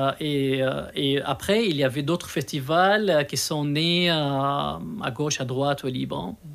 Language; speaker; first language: French; non-native, local second language; Arabic